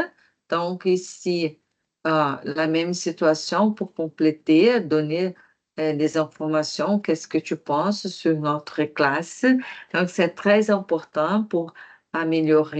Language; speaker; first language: French; non-native, fluent; Portuguese